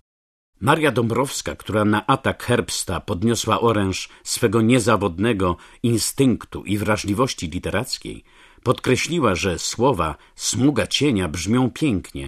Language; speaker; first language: Polish; native; Polish